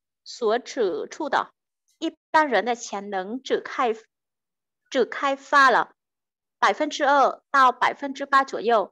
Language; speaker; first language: Chinese; non-native, fluent; Vietnamese